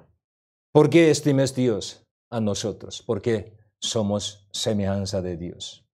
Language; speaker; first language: Spanish; non-native, learner; Korean